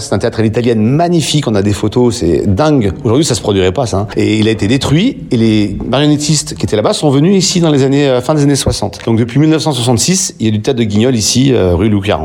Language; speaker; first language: French; native; French